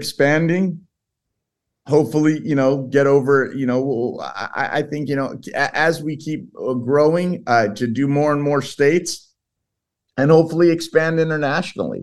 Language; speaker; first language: English; early bilingual, other home language; Portuguese